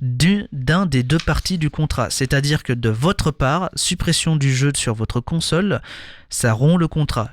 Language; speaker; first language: French; native; French